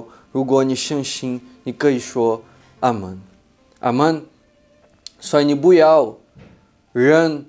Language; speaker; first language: Chinese; non-native, fluent; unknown